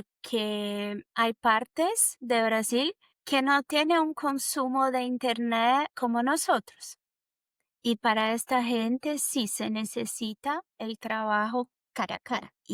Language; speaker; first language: Spanish; non-native, fluent; Portuguese